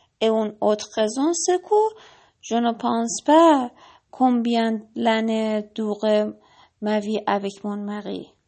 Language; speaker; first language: French; non-native, learner; Persian